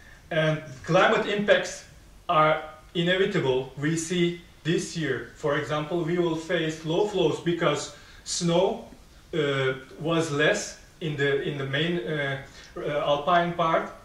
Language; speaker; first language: English; non-native, fluent; Turkish